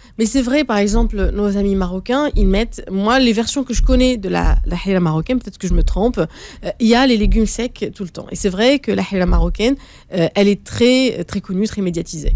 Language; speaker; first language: French; native; French